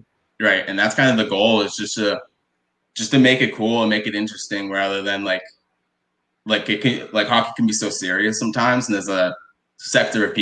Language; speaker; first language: English; native; English